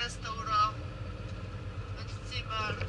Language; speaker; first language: German; non-native, learner; Polish